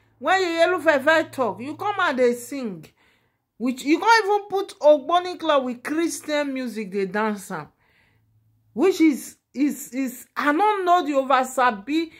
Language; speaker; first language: Nigerian Pidgin; non-native, local second language; Yoruba